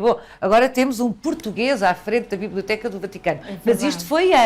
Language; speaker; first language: Portuguese; native; Portuguese